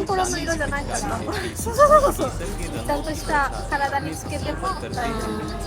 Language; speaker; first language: Japanese; non-native, fluent; Hindi